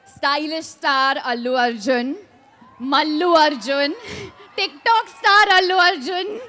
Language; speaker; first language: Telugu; non-native, learner; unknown